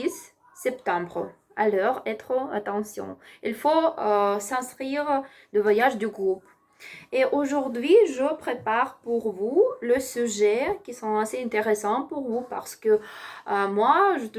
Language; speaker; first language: French; non-native, learner; Ukrainian